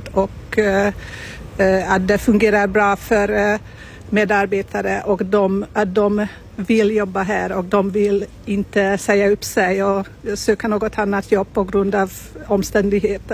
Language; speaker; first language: Swedish; non-native, learner; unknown